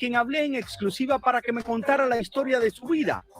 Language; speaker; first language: Spanish; native; Spanish